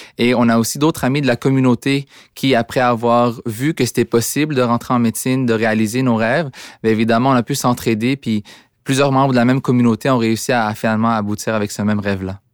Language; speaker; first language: French; early bilingual, other home language; Arabic